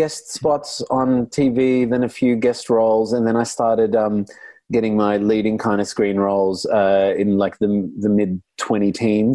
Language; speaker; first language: English; non-native, local second language; Arabic